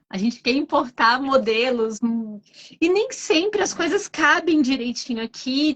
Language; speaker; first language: Portuguese; native; Portuguese